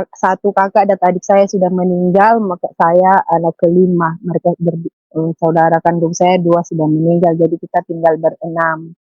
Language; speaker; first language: Indonesian; native; Indonesian